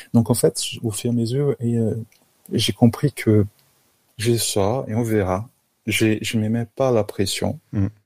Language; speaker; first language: French; non-native, fluent; Portuguese